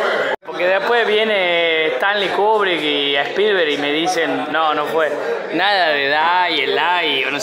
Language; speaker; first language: Spanish; native; Spanish